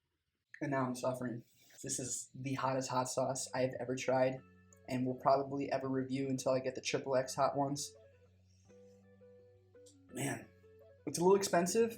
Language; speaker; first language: English; native; English